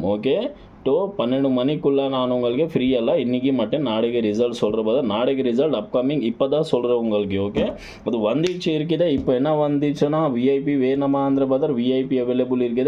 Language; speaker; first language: Tamil; non-native, learner; Kannada